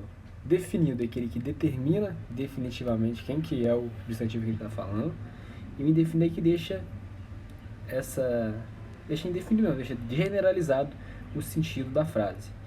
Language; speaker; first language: Portuguese; native; Portuguese